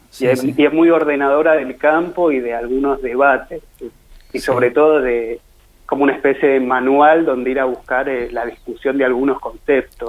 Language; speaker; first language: Spanish; native; Spanish